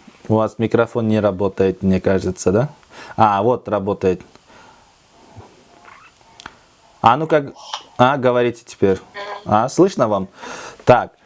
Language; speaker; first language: Russian; non-native, local second language; Kyrgyz